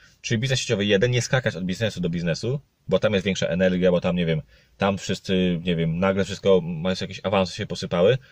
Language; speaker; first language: Polish; native; Polish